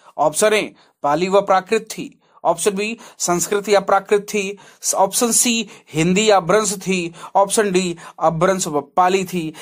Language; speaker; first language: Hindi; native; Hindi